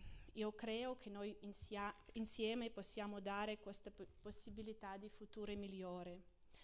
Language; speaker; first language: Italian; non-native, fluent; Ukrainian